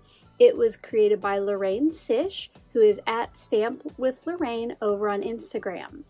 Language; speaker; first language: English; native; English